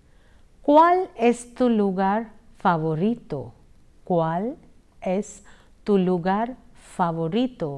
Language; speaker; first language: Spanish; non-native, fluent; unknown